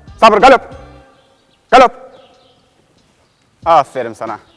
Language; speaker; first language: Turkish; native; Turkish